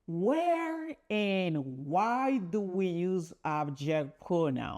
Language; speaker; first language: English; non-native, learner; Haitian Creole